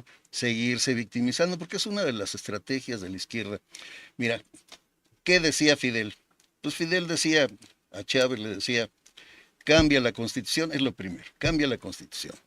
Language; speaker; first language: Spanish; native; Spanish